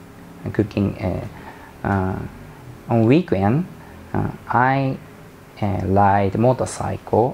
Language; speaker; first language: English; non-native, learner; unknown